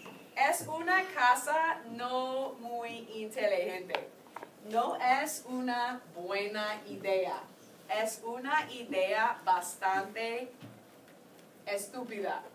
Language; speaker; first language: Spanish; non-native, fluent; English